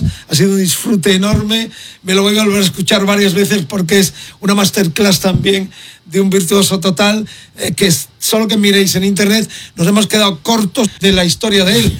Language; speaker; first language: Spanish; native; Spanish